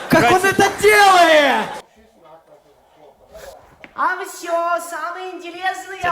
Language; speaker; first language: Russian; non-native, learner; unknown